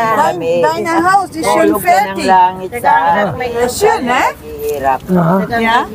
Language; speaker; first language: German; non-native, learner; Filipino